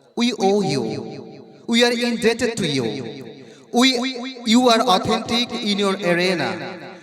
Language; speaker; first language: English; non-native, local second language; Bangla